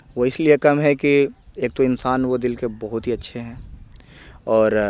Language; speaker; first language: Hindi; native; Hindi